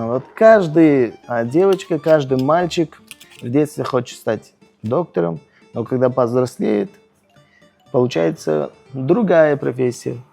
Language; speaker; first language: Russian; non-native, local second language; Tajik